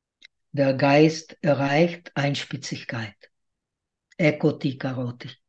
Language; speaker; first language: German; non-native, fluent; Czech